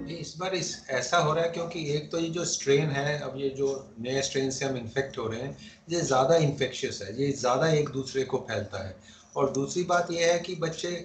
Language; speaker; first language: Hindi; native; Hindi